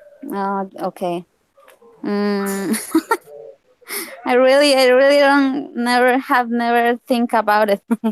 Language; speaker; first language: English; non-native, learner; Spanish